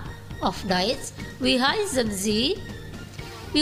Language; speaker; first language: German; non-native, fluent; Indonesian